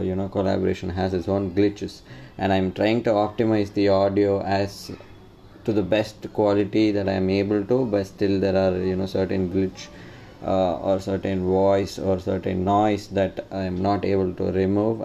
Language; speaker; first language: English; non-native, local second language; Tamil